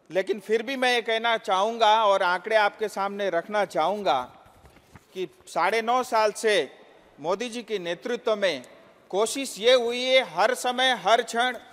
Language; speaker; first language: Hindi; non-native, local second language; Nepali